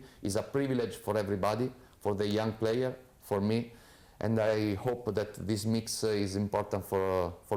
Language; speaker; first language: English; non-native, fluent; Italian